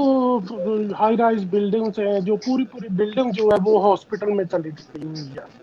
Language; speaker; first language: Urdu; non-native, local second language; Punjabi